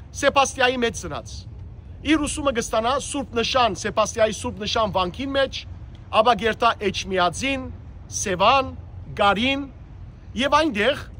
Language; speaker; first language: Armenian; native; Armenian